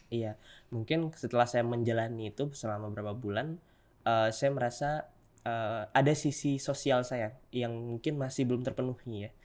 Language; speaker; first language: Indonesian; native; Indonesian